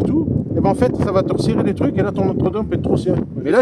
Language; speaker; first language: French; native; French